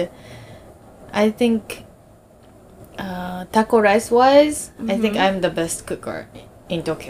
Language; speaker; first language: English; non-native, fluent; Japanese